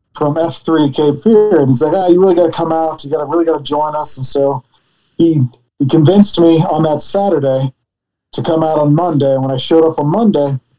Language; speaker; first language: English; native; English